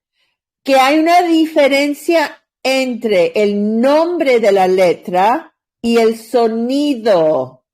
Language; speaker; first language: Spanish; non-native, learner; English